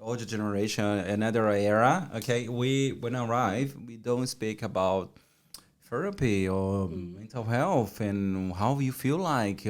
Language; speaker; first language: English; non-native, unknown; Portuguese